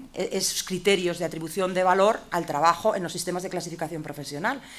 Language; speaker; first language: Spanish; native; Spanish